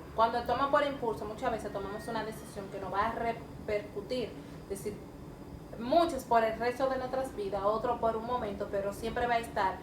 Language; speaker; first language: Spanish; native; Spanish